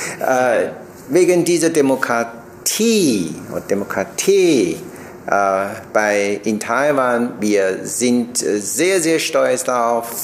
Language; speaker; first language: German; non-native, learner; Chinese